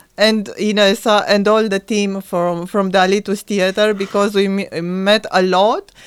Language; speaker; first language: English; non-native, fluent; Romanian